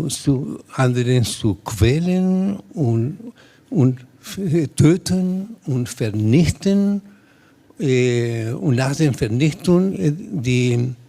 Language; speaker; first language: German; non-native, learner; Spanish